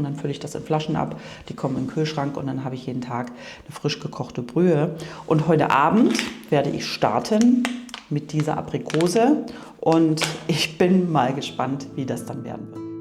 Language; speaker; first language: German; native; German